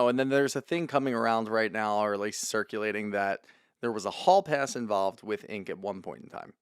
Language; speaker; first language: English; native; English